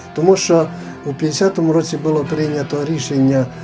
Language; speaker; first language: Ukrainian; native; Ukrainian